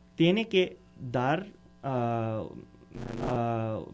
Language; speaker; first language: Spanish; non-native, learner; Urdu